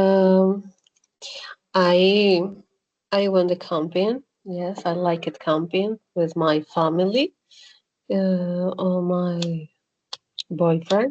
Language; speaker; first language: English; non-native, learner; Spanish